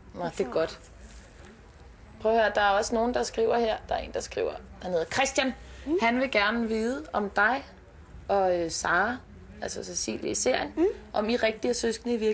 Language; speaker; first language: Danish; native; Danish